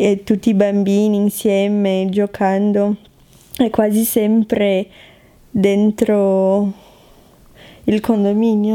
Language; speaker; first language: Italian; non-native, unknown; Portuguese